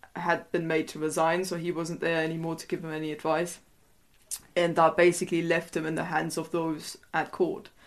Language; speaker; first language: English; non-native, fluent; German